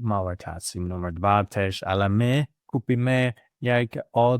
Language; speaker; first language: Polish; non-native, learner; English